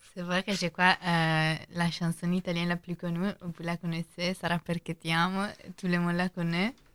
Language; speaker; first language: French; non-native, learner; Italian